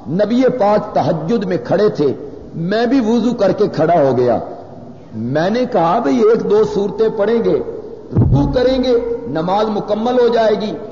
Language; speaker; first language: Urdu; non-native, local second language; Punjabi